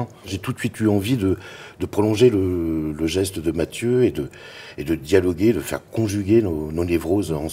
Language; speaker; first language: French; native; French